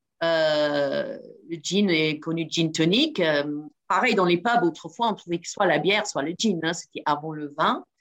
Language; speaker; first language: French; non-native, fluent; English